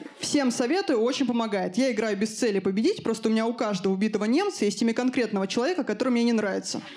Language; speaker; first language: Russian; native; Russian